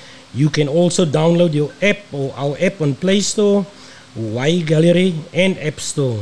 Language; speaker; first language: English; non-native, local second language; Afrikaans